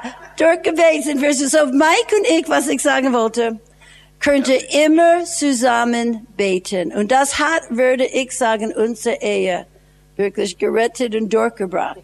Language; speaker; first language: German; non-native, fluent; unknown